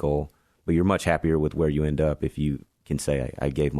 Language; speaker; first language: English; native; English